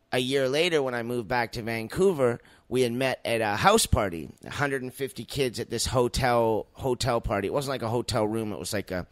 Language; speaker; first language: English; native; English